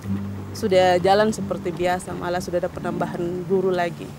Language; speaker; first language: Indonesian; native; Indonesian